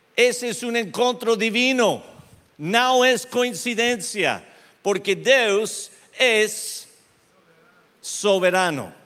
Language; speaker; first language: Portuguese; non-native, learner; Spanish